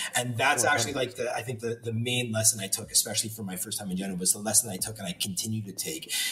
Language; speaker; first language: English; native; English